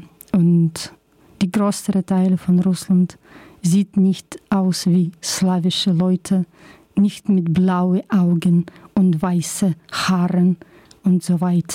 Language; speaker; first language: German; non-native, learner; Russian